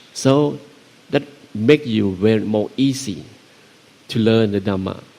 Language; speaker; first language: English; non-native, fluent; Thai